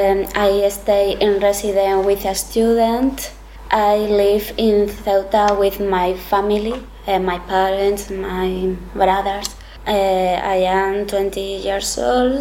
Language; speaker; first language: English; non-native, learner; Spanish